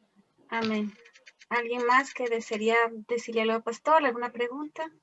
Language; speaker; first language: Spanish; native; Spanish